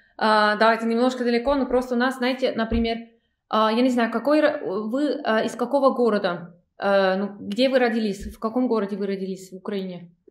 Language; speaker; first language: Russian; non-native, fluent; German